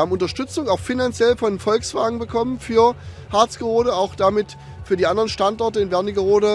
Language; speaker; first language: German; native; German